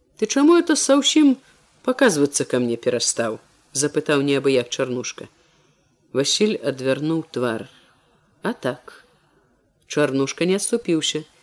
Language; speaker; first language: Belarusian; native; Belarusian